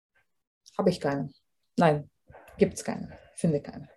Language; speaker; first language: German; non-native, fluent; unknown